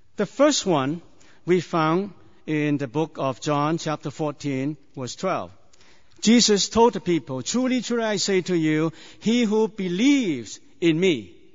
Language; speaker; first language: English; non-native, fluent; Chinese